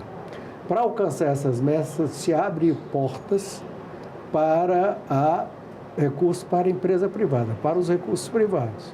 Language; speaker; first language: Portuguese; native; Portuguese